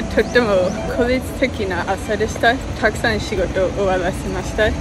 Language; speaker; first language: Japanese; non-native, fluent; English